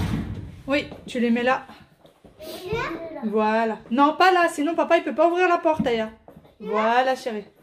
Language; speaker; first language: French; native; French